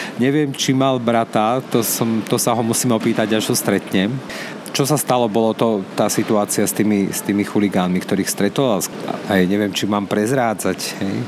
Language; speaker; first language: Slovak; native; Slovak